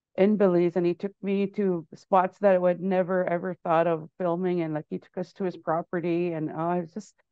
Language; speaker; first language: English; native; English